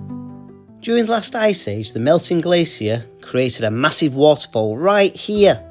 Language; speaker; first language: English; native; English